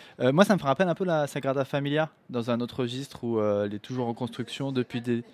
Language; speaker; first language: French; native; French